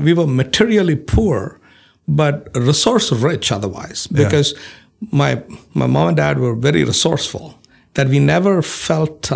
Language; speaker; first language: English; non-native, local second language; Malayalam